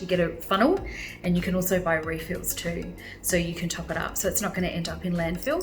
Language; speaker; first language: English; native; English